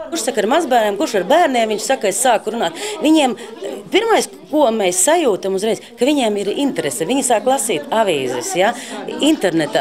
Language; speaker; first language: Latvian; non-native, local second language; Russian